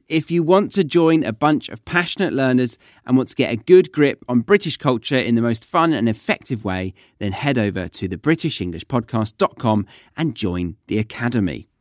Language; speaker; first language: English; native; English